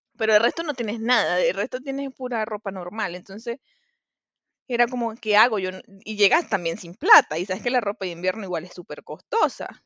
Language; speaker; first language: Spanish; native; Spanish